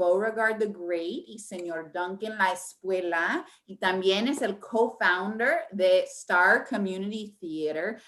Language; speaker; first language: Spanish; early bilingual, heritage; English